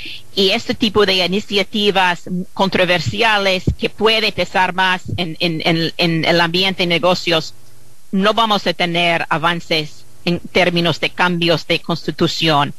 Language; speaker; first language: Spanish; non-native, fluent; English